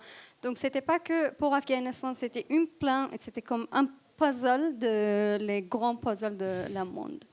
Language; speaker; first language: French; non-native, fluent; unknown